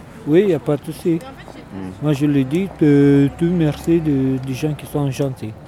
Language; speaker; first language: French; non-native, learner; Romanian